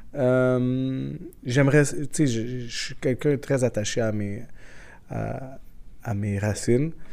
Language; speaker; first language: French; early bilingual, other home language; Portuguese